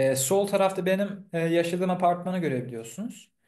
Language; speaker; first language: Turkish; early bilingual, heritage; Turkish